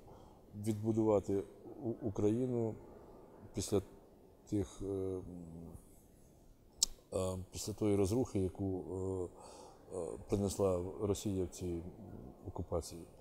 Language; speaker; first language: Ukrainian; native; Ukrainian